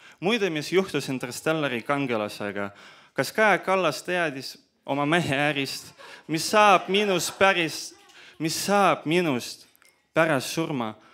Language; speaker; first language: Estonian; non-native, local second language; Russian